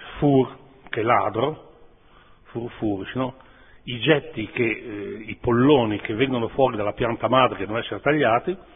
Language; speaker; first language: Italian; native; Italian